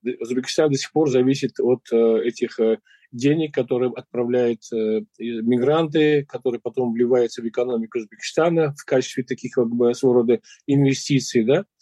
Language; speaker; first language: Russian; non-native, local second language; Uzbek